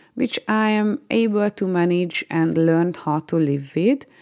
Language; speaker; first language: English; non-native, fluent; Hungarian